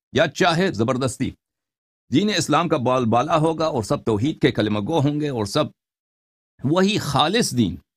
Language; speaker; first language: Urdu; non-native, fluent; Persian